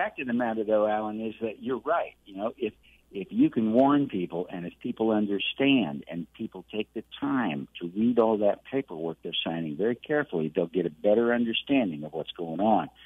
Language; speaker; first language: English; native; English